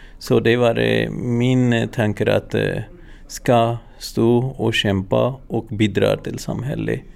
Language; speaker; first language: Swedish; non-native, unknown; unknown